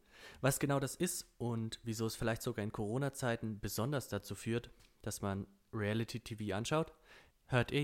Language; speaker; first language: German; native; German